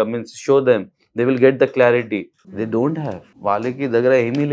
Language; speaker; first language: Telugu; non-native, local second language; Hindi